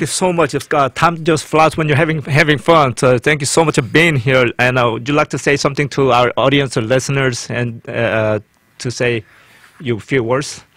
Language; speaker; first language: English; non-native, fluent; Korean